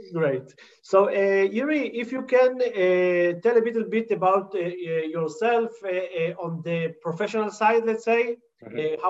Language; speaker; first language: English; non-native, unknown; Hebrew